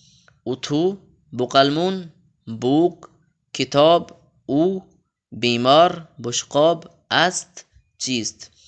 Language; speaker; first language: Persian; non-native, fluent; Urdu